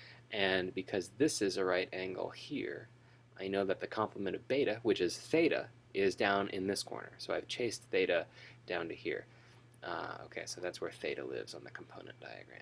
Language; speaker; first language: English; native; English